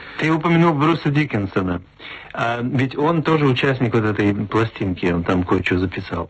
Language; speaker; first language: Russian; native; Russian